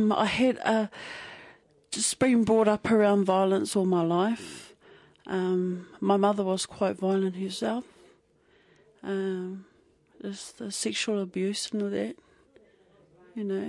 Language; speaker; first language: English; native; English